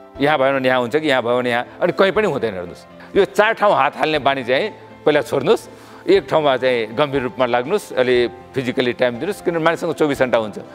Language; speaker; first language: Nepali; non-native, local second language; Maithili